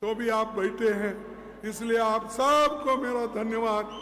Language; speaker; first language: Hindi; non-native, local second language; Kannada